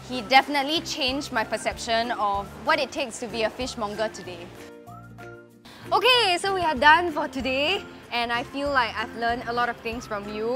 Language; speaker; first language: English; native; English